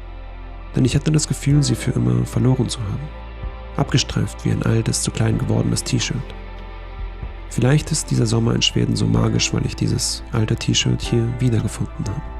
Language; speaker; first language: German; native; German